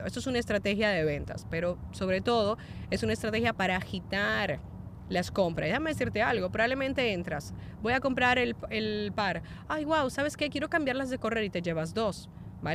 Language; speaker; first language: Spanish; native; Spanish